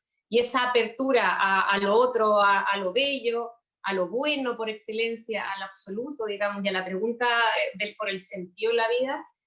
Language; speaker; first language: Spanish; native; Spanish